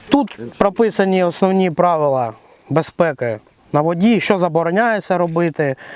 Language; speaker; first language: Ukrainian; native; Ukrainian